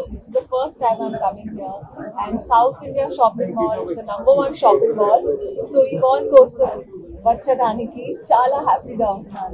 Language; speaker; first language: Telugu; non-native, learner; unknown